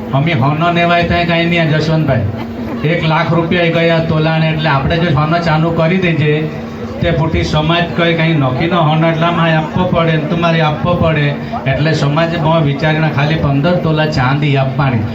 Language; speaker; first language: Gujarati; non-native, local second language; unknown